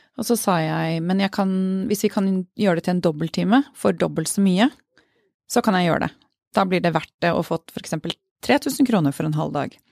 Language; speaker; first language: Norwegian; native; Norwegian